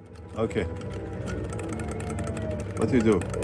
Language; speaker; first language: English; non-native, learner; Arabic